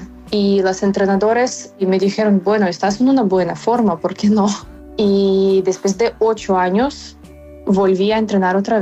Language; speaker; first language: Spanish; non-native, fluent; Ukrainian